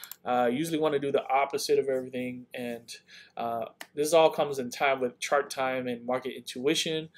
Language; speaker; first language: English; native; English